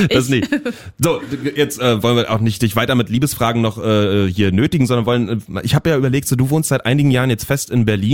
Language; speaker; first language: German; native; German